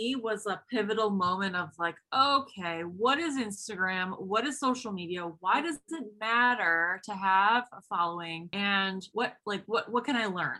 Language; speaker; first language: English; native; English